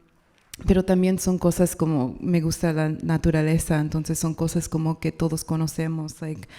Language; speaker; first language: Spanish; non-native, learner; English